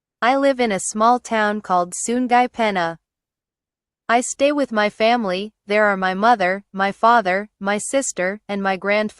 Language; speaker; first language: English; non-native, learner; Indonesian